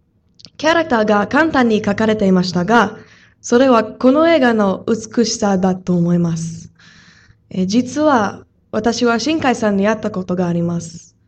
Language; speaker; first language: Japanese; non-native, fluent; English